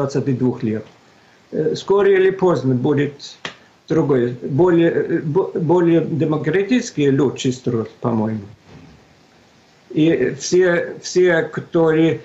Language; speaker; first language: Russian; non-native, fluent; Swedish